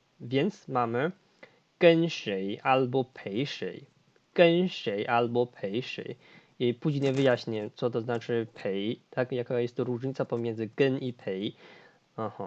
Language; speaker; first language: Polish; non-native, fluent; Chinese